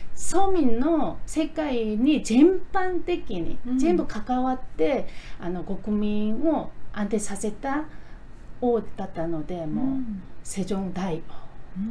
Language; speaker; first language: Japanese; non-native, fluent; Korean